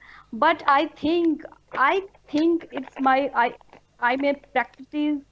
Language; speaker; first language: English; non-native, learner; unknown